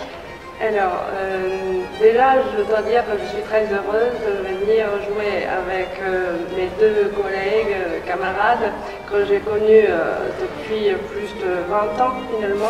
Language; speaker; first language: French; non-native, fluent; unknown